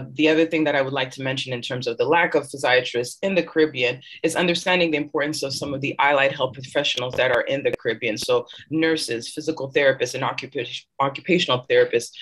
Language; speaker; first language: English; early bilingual, other home language; French